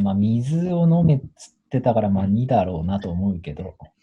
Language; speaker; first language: Japanese; native; Japanese